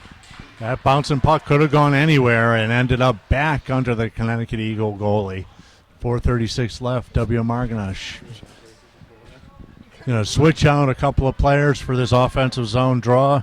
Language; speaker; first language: English; native; English